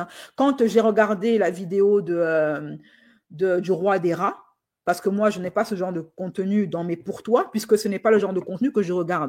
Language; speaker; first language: French; native; French